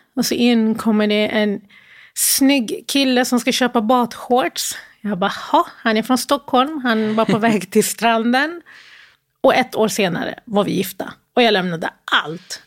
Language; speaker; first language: Swedish; early bilingual, other home language; Arabic